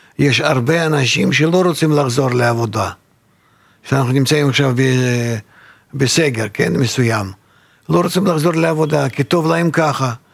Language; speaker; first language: Hebrew; non-native, fluent; Russian